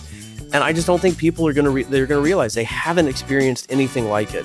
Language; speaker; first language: English; native; English